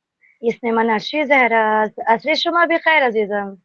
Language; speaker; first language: Persian; non-native, learner; Urdu